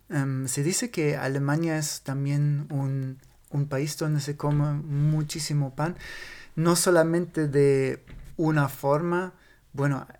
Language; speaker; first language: Spanish; non-native, fluent; German